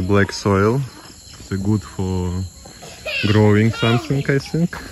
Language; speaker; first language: English; non-native, learner; Russian